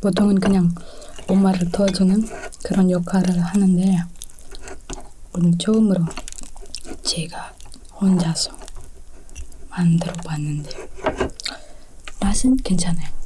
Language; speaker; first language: Korean; non-native, learner; Indonesian